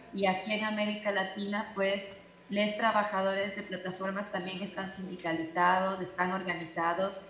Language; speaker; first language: Spanish; native; Spanish